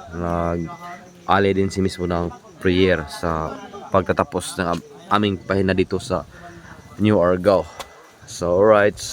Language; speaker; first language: Filipino; non-native, local second language; Cebuano